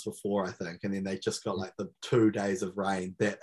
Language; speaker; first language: English; native; English